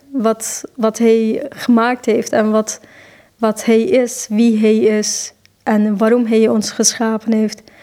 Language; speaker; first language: Dutch; non-native, fluent; Turkish